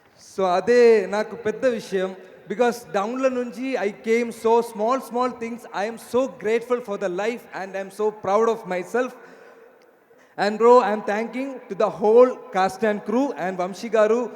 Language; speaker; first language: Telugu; non-native, learner; Malayalam